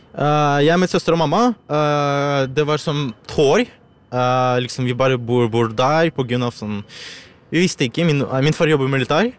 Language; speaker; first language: Norwegian; non-native, learner; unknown